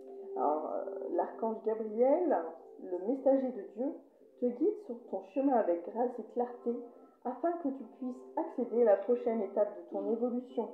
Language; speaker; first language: French; native; French